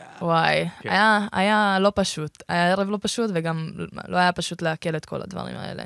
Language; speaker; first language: Hebrew; early bilingual, other home language; Russian